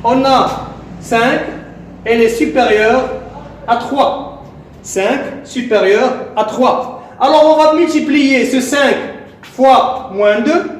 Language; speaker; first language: French; non-native, local second language; Arabic